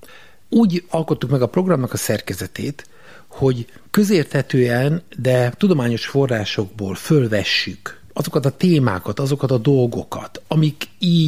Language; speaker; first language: Hungarian; native; Hungarian